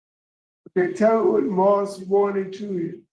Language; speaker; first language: English; native; English